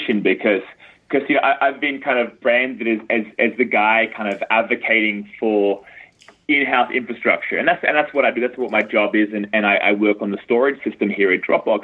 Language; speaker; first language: English; native; English